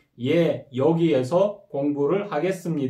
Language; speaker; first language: Korean; non-native, fluent; Kyrgyz